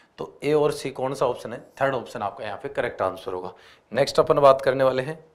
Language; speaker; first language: Hindi; native; Hindi